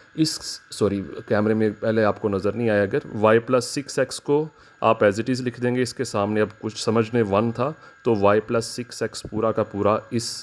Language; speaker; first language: Urdu; native; Urdu